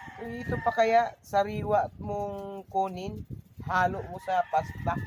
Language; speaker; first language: Filipino; native; Filipino